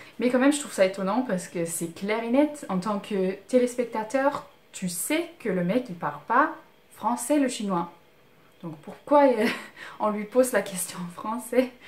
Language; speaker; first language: French; non-native, fluent; German